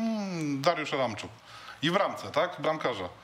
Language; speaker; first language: Polish; native; Polish